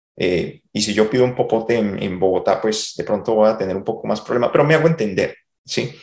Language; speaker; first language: Spanish; native; Spanish